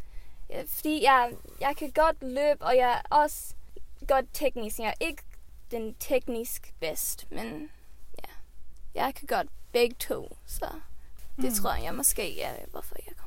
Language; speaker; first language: Danish; early bilingual, heritage; Swedish